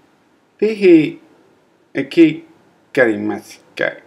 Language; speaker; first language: Japanese; non-native, learner; English